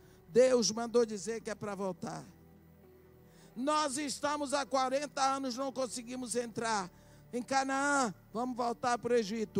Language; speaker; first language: Portuguese; native; Portuguese